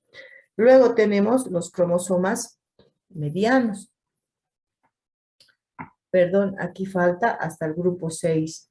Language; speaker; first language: Spanish; native; Spanish